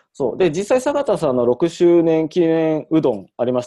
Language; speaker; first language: Japanese; native; Japanese